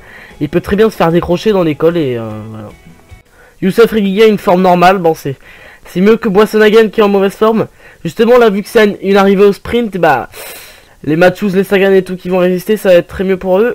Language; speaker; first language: French; native; French